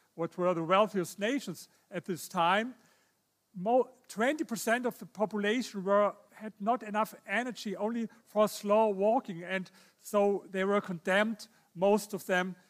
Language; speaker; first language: English; non-native, fluent; German